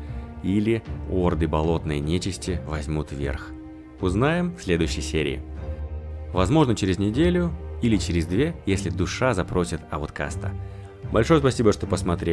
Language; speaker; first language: Russian; native; Russian